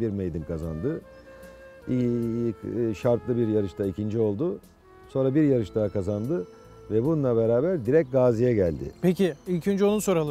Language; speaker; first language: Turkish; native; Turkish